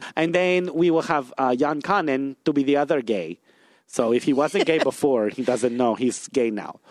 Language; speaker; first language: English; native; English